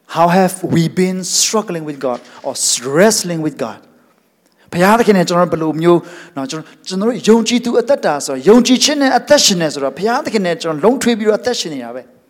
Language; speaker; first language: Burmese; non-native, local second language; Hakha Chin